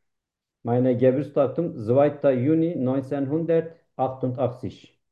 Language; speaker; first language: German; non-native, learner; Turkish